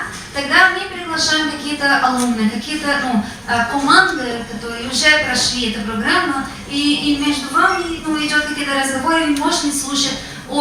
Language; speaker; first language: Russian; non-native, fluent; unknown